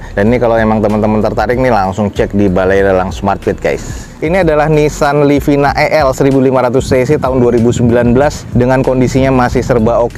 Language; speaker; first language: Indonesian; native; Indonesian